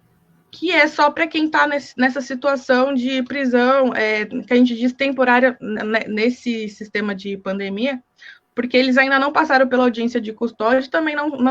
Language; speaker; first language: Portuguese; native; Portuguese